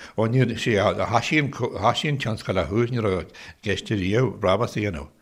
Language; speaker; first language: Irish; native; Irish